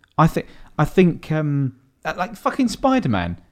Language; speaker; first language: English; native; English